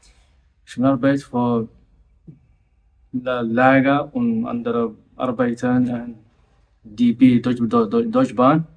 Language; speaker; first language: German; non-native, learner; Somali